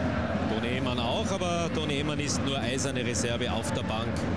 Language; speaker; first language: German; native; German